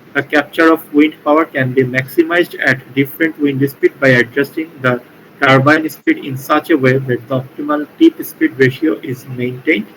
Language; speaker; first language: English; non-native, local second language; Bangla